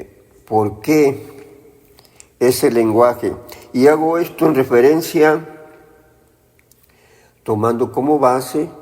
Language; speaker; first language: Spanish; native; Spanish